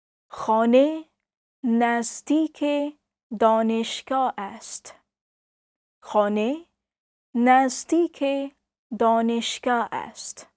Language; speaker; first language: Persian; non-native, fluent; Urdu